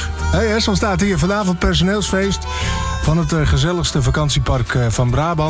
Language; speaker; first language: Dutch; native; Dutch